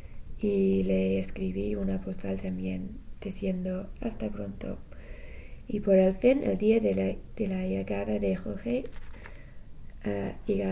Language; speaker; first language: Spanish; non-native, learner; English